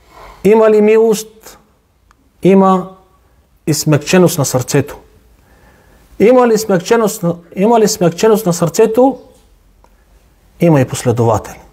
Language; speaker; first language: Bulgarian; non-native, local second language; Turkish